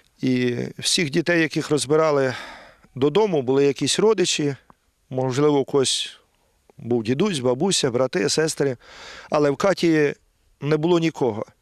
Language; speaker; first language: Ukrainian; native; Ukrainian